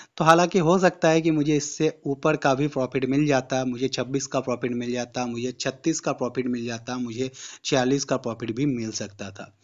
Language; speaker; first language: Hindi; native; Hindi